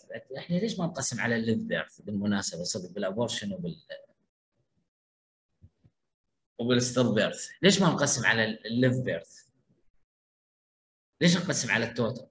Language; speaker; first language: Arabic; native; Arabic